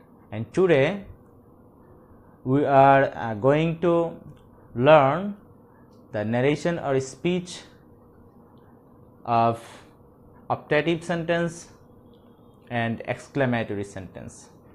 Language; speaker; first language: English; non-native, local second language; Bangla